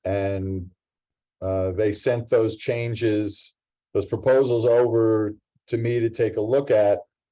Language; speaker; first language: English; native; English